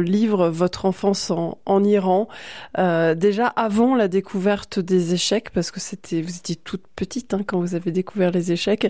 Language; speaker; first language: French; native; French